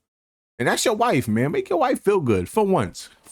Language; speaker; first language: English; native; English